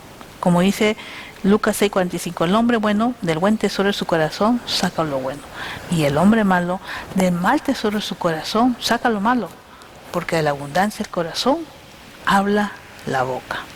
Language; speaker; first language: Spanish; native; Spanish